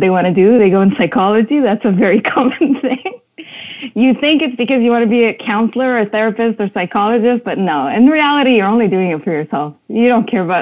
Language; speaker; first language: English; native; English